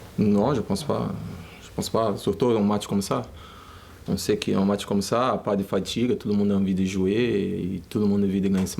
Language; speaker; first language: French; non-native, learner; Portuguese